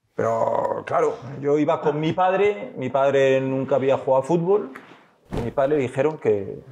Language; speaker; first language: Spanish; early bilingual, heritage; French